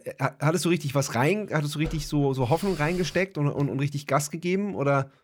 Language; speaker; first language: German; native; German